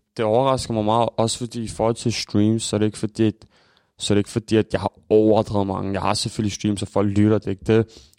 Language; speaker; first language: Danish; early bilingual, other home language; Albanian